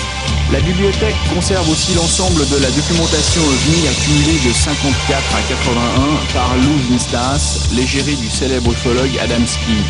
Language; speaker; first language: French; native; French